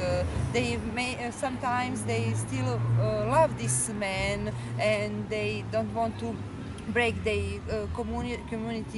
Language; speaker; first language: English; non-native, learner; Serbian